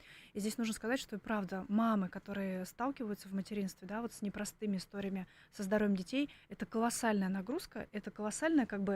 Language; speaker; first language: Russian; native; Russian